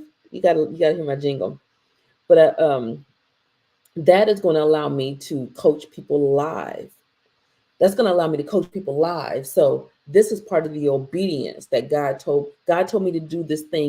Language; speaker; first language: English; native; English